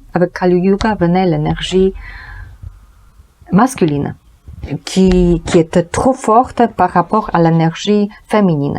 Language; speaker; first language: French; non-native, learner; Polish